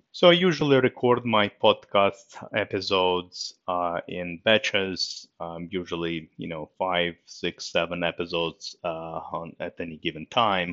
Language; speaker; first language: English; non-native, fluent; Russian